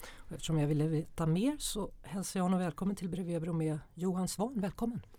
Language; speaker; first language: Swedish; native; Swedish